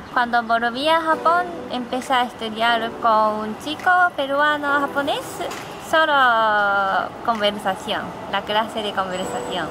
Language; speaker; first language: Spanish; non-native, fluent; Japanese